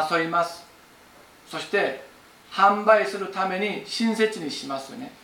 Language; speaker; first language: Japanese; non-native, fluent; Korean